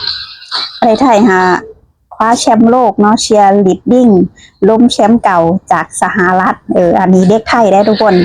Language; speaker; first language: Thai; non-native, local second language; Northeastern Thai